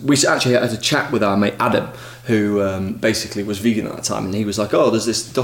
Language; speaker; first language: English; native; English